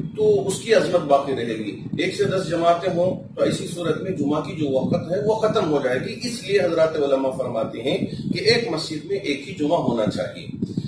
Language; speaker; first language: Hindi; non-native, local second language; Urdu